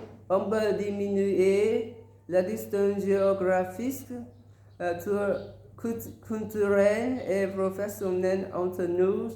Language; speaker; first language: French; non-native, learner; Vietnamese